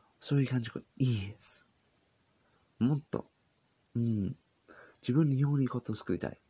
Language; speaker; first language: Japanese; non-native, learner; English